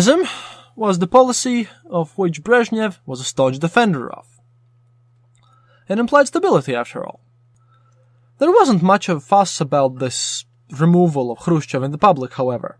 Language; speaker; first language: English; non-native, fluent; Latvian